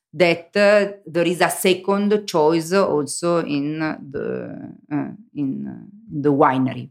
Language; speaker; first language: English; non-native, learner; Italian